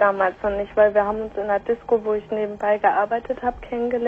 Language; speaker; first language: German; native; German